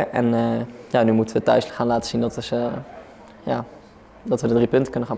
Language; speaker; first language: Dutch; native; Dutch